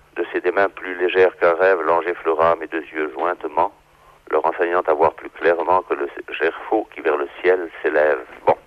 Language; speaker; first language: French; native; French